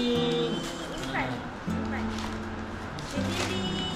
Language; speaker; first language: English; non-native, learner; Malay